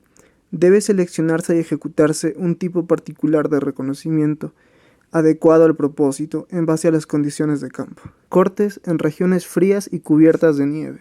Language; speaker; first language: Spanish; native; Spanish